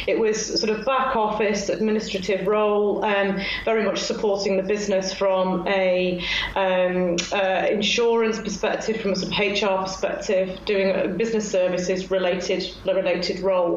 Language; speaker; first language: English; native; English